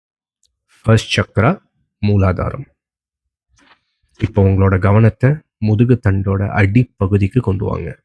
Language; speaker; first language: Tamil; native; Tamil